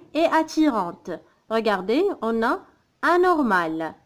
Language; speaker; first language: French; non-native, local second language; Arabic